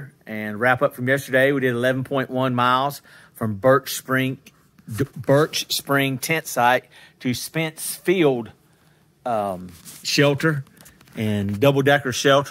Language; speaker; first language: English; native; English